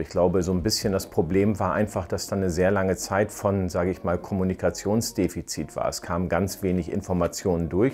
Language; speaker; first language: German; native; German